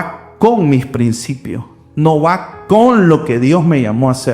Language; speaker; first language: Spanish; native; Spanish